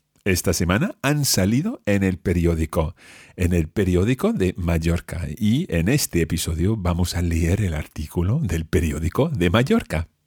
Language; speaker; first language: Spanish; non-native, fluent; English